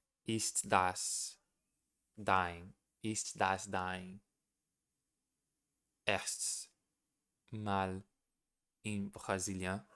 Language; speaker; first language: German; non-native, learner; Portuguese